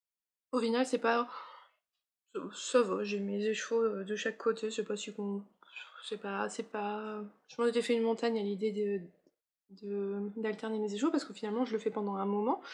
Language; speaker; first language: French; native; French